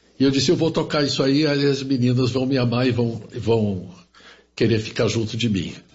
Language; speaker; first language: Portuguese; early bilingual, other home language; German